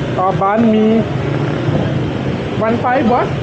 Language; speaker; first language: English; non-native, learner; Thai